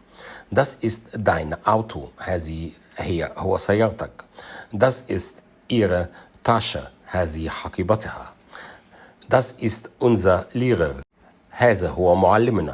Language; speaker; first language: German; non-native, fluent; Arabic